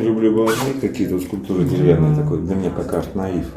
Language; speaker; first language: Russian; native; Russian